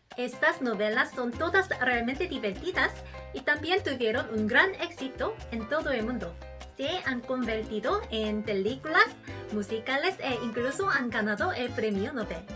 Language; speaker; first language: Spanish; non-native, learner; Korean